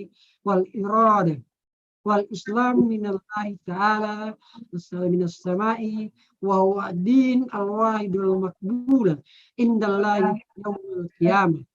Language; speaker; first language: Arabic; non-native, fluent; Indonesian